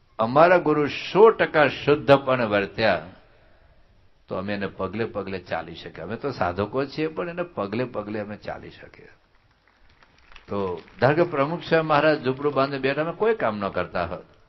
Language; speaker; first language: Gujarati; native; Gujarati